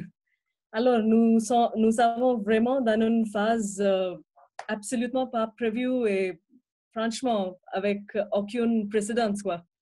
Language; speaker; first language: French; non-native, fluent; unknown